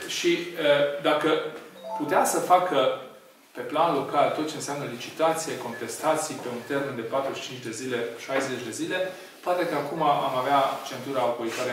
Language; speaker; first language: Romanian; non-native, local second language; Hungarian